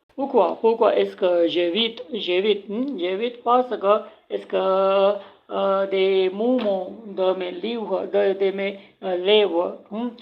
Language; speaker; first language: French; non-native, learner; Punjabi